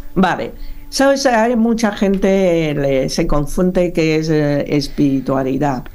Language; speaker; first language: Spanish; non-native, learner; Chinese